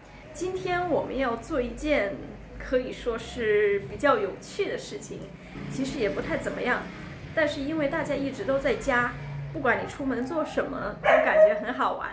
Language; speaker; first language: Chinese; non-native, fluent; Portuguese